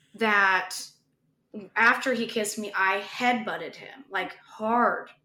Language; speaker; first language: English; native; English